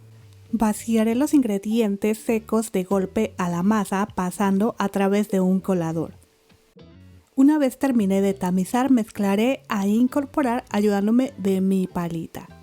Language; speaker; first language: Spanish; native; Spanish